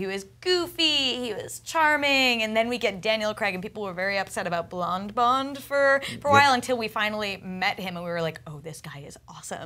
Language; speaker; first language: English; native; English